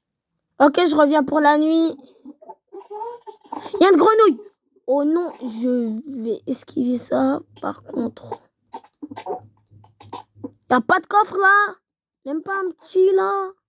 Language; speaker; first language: French; native; French